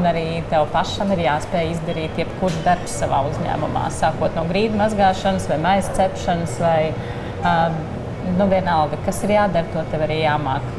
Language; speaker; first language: Latvian; native; Latvian